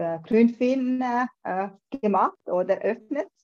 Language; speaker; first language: German; non-native, learner; Estonian